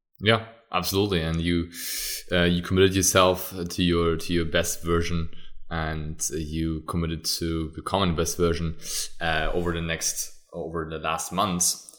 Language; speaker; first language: English; non-native, fluent; German